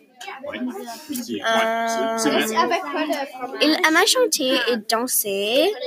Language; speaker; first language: French; non-native, learner; English